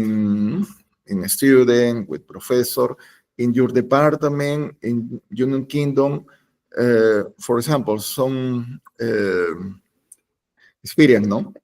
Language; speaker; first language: English; non-native, learner; Spanish